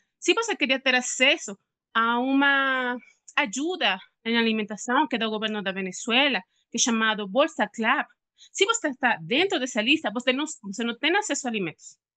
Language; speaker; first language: Portuguese; non-native, fluent; Spanish